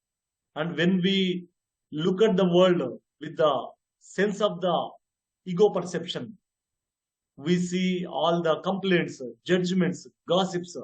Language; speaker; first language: English; non-native, local second language; Telugu